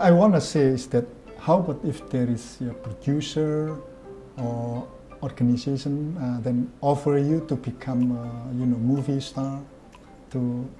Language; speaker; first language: English; non-native, fluent; Indonesian